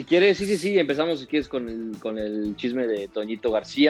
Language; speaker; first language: Spanish; native; Spanish